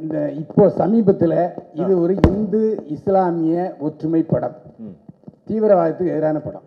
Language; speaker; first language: Tamil; native; Tamil